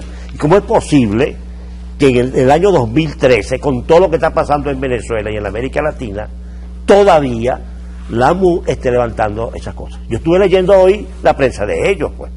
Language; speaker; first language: Spanish; native; Spanish